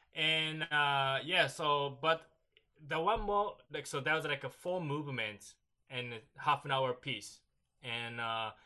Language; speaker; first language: English; non-native, learner; Japanese